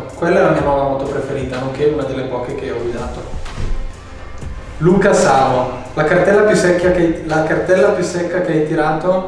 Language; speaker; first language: Italian; native; Italian